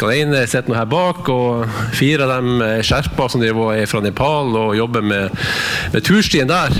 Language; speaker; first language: Norwegian; native; Norwegian